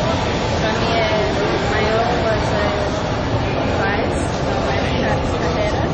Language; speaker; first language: Portuguese; non-native, learner; English